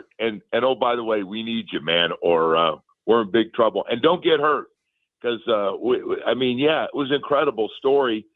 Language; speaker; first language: English; native; English